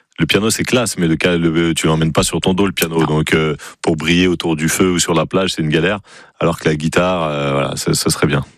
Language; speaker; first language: French; native; French